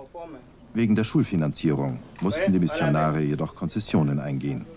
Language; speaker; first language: German; native; German